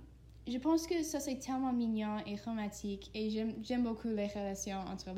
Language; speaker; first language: French; non-native, learner; English